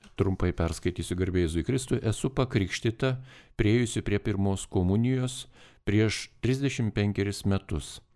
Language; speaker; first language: Lithuanian; native; Lithuanian